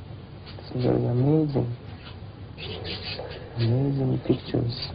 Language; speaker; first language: English; non-native, fluent; Japanese